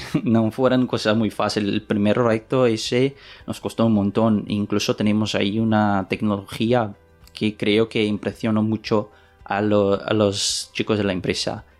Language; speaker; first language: Spanish; non-native, learner; Portuguese